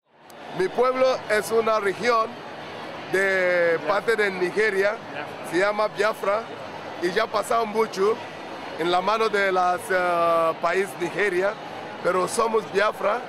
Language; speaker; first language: Spanish; non-native, learner; Igbo